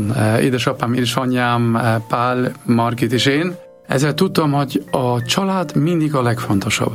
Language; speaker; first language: Hungarian; non-native, fluent; German